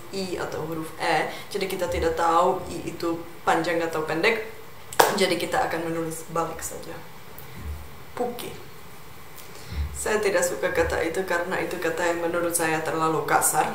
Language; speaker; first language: Indonesian; non-native, fluent; Czech